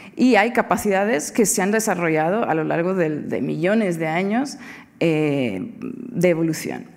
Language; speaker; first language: Spanish; non-native, fluent; Portuguese